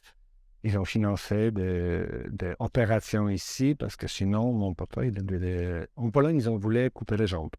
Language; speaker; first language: French; non-native, learner; Polish